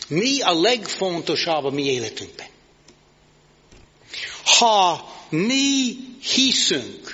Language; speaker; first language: Hungarian; non-native, fluent; English